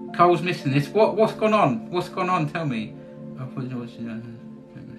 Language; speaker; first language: English; native; English